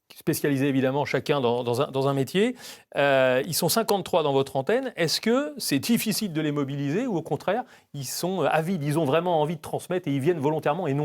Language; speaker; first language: French; native; French